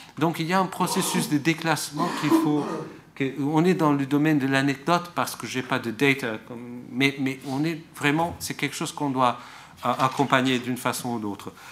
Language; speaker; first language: French; non-native, fluent; Portuguese